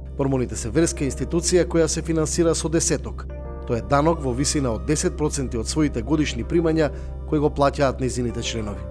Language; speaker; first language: Macedonian; native; Macedonian